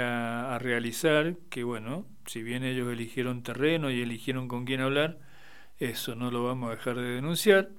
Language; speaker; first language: Spanish; native; Spanish